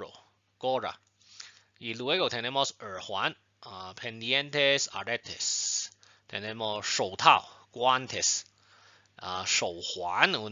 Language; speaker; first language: Spanish; non-native, fluent; Chinese